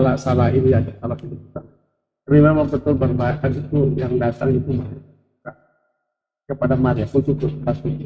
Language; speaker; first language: Indonesian; native; Indonesian